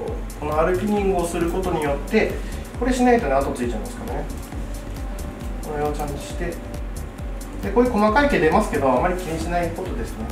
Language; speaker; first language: Japanese; native; Japanese